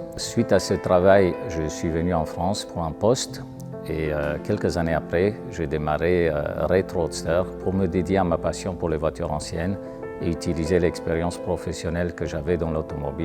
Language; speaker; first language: French; non-native, fluent; Romanian